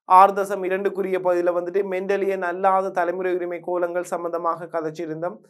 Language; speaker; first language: Tamil; native; Tamil